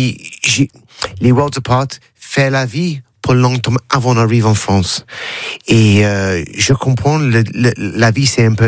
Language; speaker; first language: French; non-native, learner; English